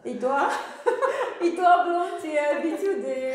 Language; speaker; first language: French; non-native, learner; Russian